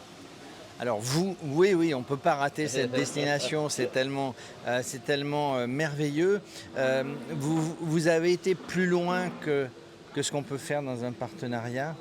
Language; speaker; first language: French; native; French